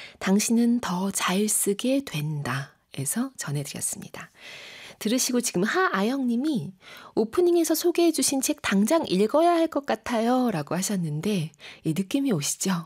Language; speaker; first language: Korean; native; Korean